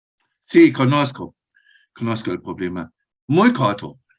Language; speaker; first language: Spanish; non-native, fluent; German